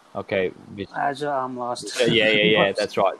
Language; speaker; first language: English; non-native, local second language; Telugu